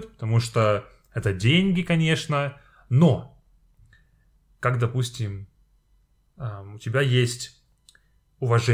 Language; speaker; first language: Russian; non-native, fluent; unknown